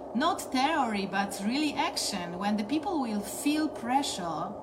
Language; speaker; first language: English; non-native, learner; Polish